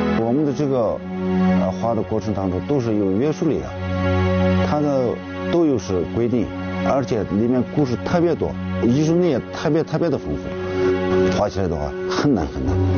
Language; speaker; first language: Chinese; non-native, local second language; Tibetan